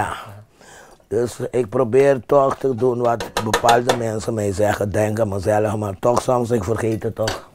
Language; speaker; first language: Dutch; non-native, fluent; Papiamento